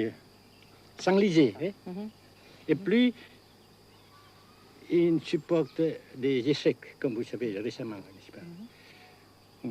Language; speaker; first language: French; non-native, fluent; Vietnamese